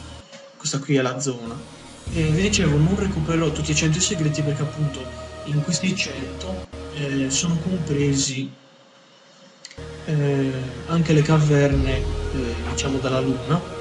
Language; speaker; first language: Italian; native; Italian